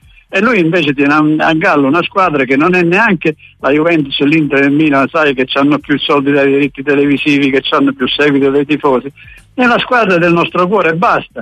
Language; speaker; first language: Italian; native; Italian